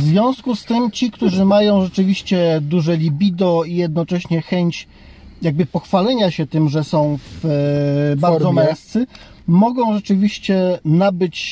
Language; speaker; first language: Polish; native; Polish